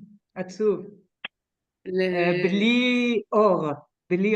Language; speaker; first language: Hebrew; non-native, learner; French